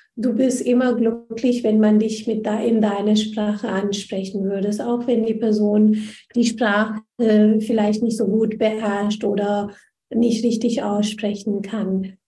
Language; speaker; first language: German; non-native, fluent; Hindi